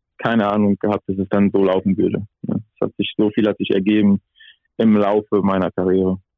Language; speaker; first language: German; non-native, local second language; French